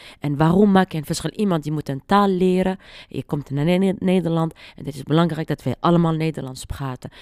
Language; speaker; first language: Dutch; non-native, fluent; Arabic